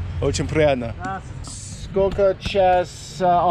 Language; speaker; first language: Russian; non-native, learner; English